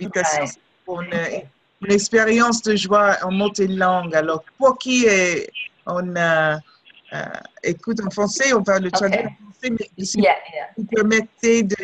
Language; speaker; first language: French; non-native, fluent; English